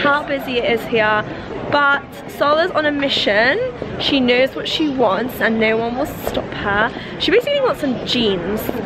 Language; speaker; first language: English; early bilingual, other home language; Persian